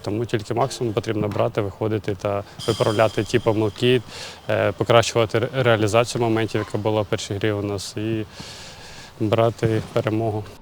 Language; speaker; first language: Ukrainian; native; Ukrainian